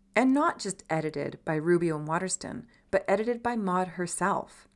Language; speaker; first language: English; native; English